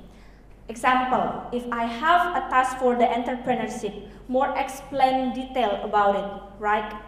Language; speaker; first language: English; non-native, learner; Indonesian